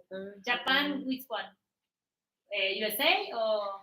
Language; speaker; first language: English; non-native, learner; Spanish